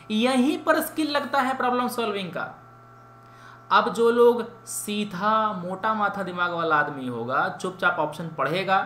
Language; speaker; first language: Hindi; native; Hindi